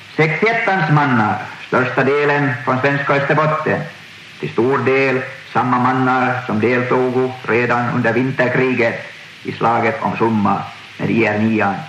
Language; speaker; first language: Swedish; native; Swedish